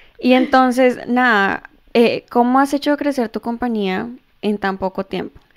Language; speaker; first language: Spanish; early bilingual, heritage; Spanish